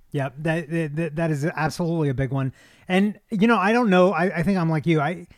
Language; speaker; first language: English; native; English